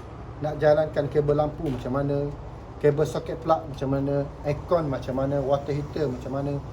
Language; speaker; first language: Malay; native; Malay